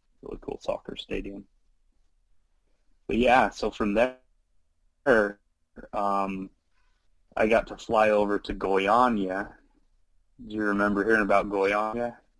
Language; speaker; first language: English; native; English